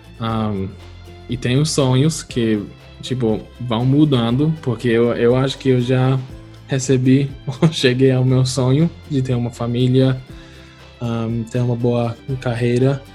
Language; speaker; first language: Portuguese; non-native, fluent; English